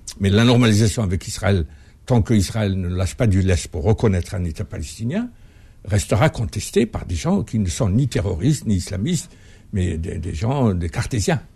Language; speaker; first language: French; non-native, local second language; Arabic